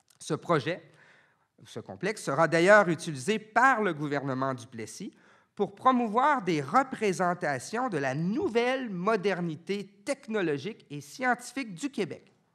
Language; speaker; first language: French; native; French